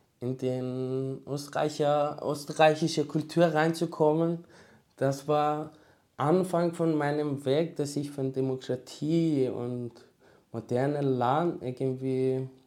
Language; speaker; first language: German; non-native, learner; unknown